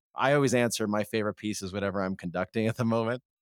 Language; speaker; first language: English; native; English